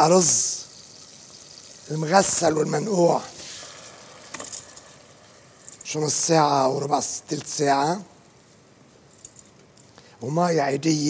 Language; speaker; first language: Arabic; native; Arabic